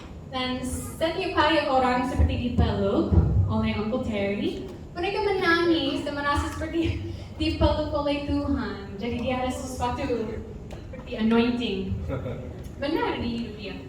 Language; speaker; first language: Indonesian; non-native, fluent; English